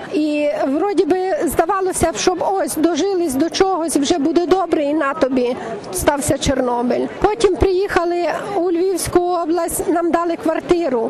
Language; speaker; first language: Ukrainian; native; Ukrainian